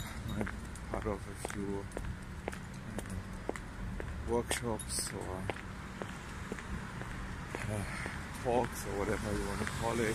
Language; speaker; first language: English; non-native, fluent; German